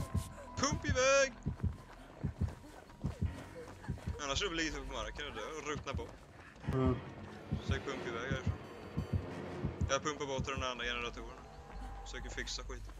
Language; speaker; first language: Swedish; native; Swedish